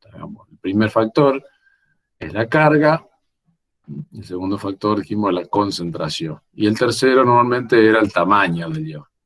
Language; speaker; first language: Spanish; native; Spanish